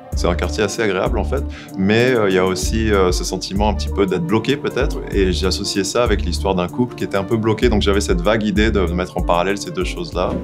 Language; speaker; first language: French; native; French